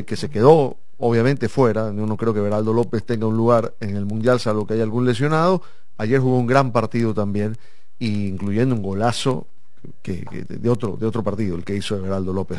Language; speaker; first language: Spanish; native; Spanish